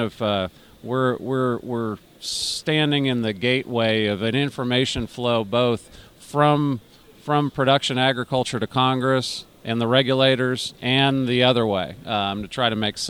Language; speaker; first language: English; native; English